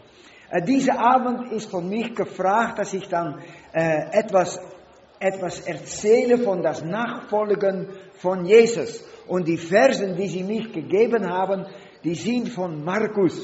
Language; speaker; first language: German; non-native, learner; Dutch